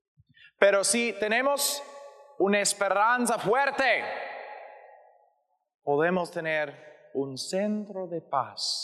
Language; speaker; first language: Spanish; non-native, learner; English